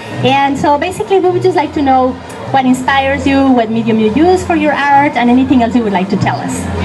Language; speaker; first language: English; early bilingual, other home language; Spanish